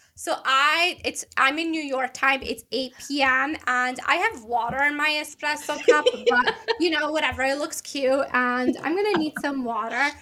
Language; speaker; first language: English; early bilingual, other home language; Italian